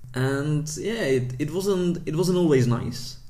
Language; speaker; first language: English; early bilingual, heritage; Czech